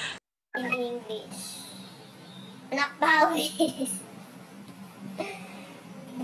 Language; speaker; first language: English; non-native, learner; Filipino